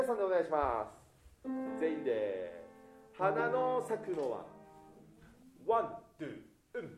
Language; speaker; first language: Japanese; native; Japanese